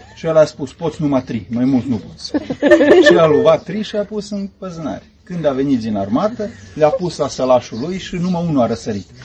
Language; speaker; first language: Romanian; native; Romanian